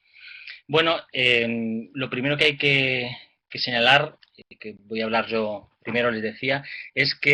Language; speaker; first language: Spanish; native; Spanish